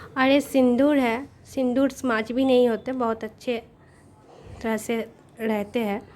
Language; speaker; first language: Hindi; non-native, local second language; Bangla